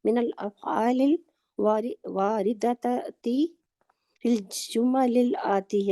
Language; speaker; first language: Arabic; non-native, learner; Urdu